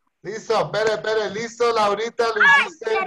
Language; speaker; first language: Spanish; native; Spanish